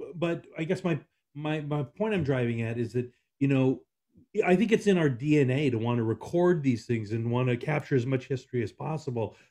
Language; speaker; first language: English; native; English